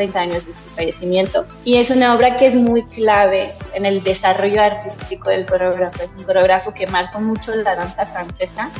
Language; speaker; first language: Spanish; non-native, fluent; French